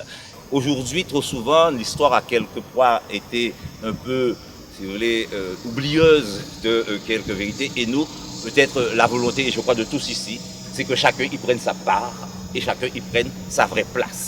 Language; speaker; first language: French; native; French